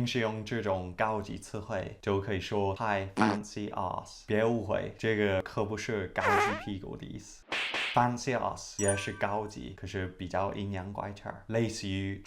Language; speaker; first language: Chinese; non-native, fluent; English